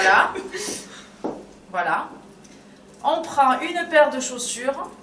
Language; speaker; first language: French; native; French